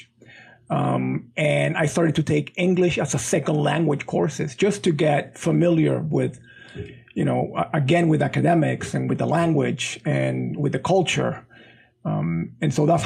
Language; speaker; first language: English; non-native, fluent; Spanish